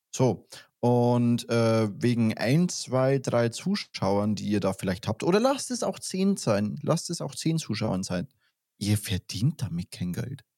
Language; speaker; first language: German; native; German